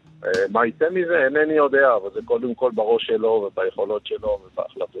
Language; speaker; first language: Hebrew; native; Hebrew